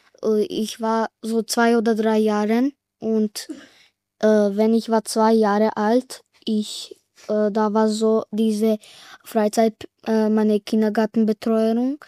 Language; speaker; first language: German; early bilingual, other home language; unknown